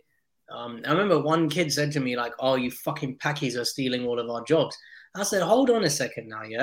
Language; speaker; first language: English; native; English